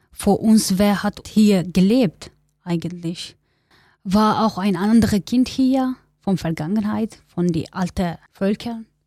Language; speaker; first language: German; non-native, learner; Kurdish